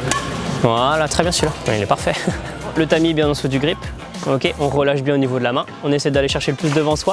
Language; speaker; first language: French; native; French